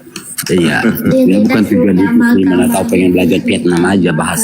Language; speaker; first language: Indonesian; native; Indonesian